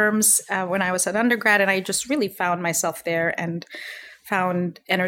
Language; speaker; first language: English; non-native, local second language; Filipino